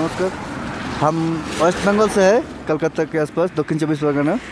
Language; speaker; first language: Hindi; non-native, local second language; Bangla